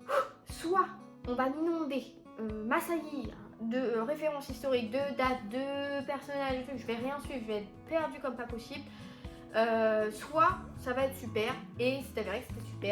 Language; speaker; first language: French; native; French